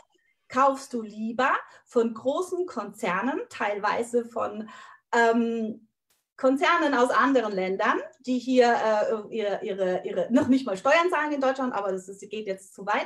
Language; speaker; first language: German; native; German